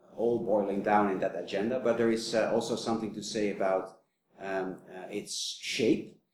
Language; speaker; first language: English; non-native, fluent; Dutch